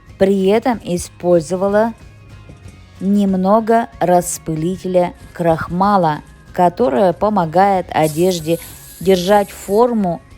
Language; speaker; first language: Russian; non-native, local second language; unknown